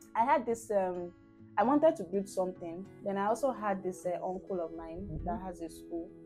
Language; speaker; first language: English; non-native, local second language; Yoruba